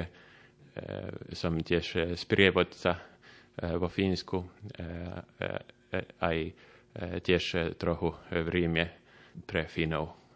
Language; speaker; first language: Slovak; non-native, learner; Finnish